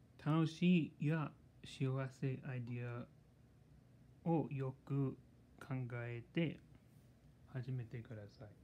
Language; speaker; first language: Japanese; non-native, learner; English